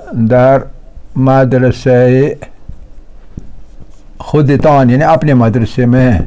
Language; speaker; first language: Persian; non-native, fluent; Urdu